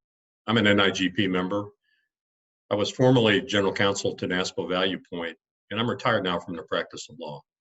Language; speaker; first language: English; native; English